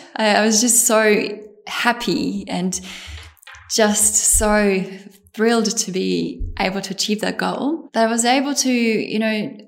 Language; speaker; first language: English; early bilingual, other home language; Bosnian